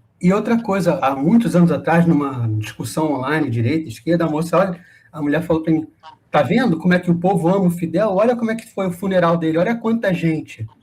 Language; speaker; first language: Portuguese; native; Portuguese